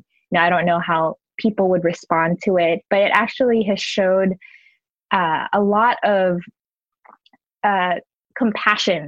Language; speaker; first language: English; non-native, local second language; Filipino